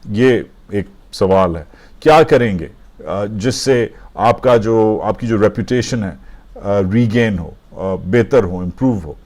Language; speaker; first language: Urdu; native; Urdu